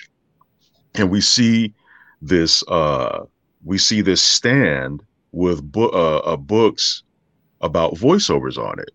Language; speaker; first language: English; native; English